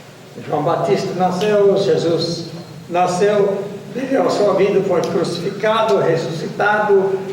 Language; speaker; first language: Portuguese; non-native, fluent; English